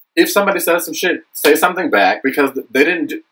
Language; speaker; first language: English; native; English